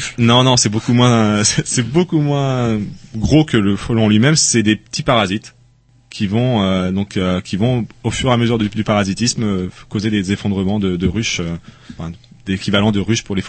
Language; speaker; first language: French; native; French